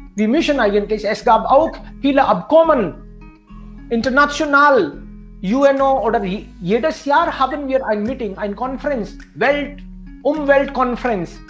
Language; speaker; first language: German; non-native, fluent; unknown